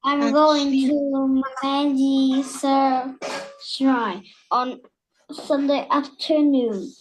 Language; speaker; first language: English; non-native, learner; Vietnamese